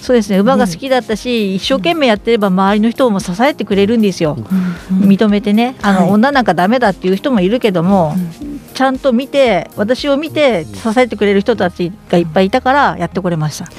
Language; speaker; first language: Japanese; native; Japanese